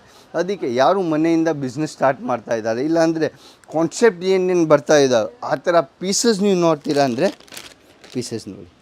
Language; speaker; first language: Kannada; non-native, fluent; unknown